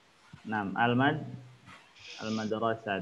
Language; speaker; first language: Indonesian; native; Indonesian